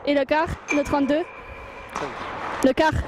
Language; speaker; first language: French; native; French